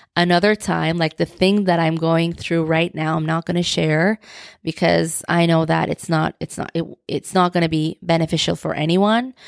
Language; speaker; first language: English; non-native, fluent; Turkish